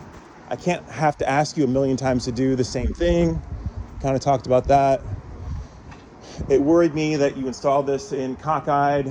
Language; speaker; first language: English; native; English